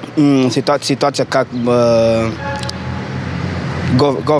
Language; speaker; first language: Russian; non-native, learner; Portuguese